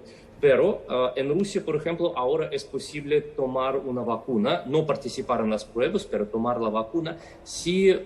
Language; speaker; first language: Spanish; non-native, fluent; Russian